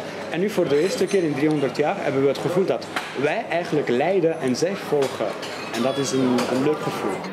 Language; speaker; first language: Dutch; non-native, fluent; Catalan